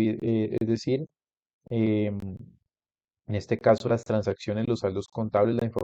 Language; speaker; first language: Spanish; native; Spanish